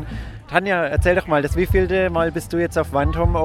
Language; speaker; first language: German; native; German